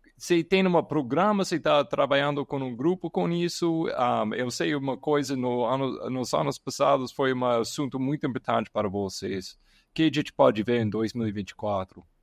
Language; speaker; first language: Portuguese; non-native, fluent; English